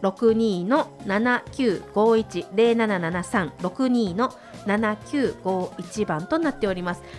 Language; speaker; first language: Japanese; native; Japanese